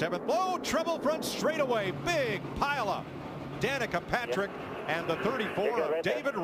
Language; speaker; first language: English; native; English